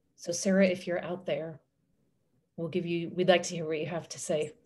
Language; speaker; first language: English; native; English